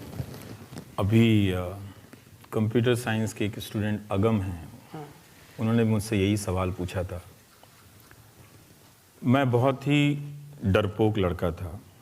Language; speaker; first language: Hindi; native; Hindi